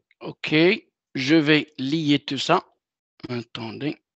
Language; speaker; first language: French; non-native, local second language; Arabic